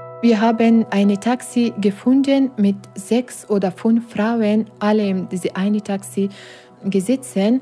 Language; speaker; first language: German; non-native, learner; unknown